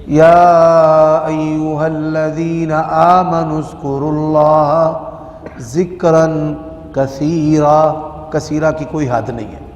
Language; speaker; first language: Urdu; non-native, local second language; Punjabi